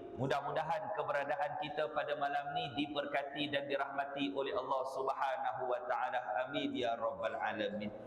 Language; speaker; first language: Malay; native; Malay